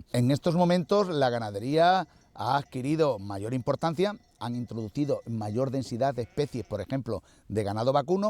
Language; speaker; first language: Spanish; native; Spanish